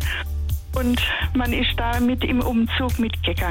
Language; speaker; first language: German; native; German